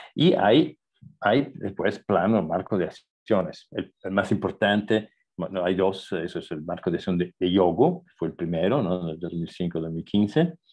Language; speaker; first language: Spanish; non-native, fluent; Italian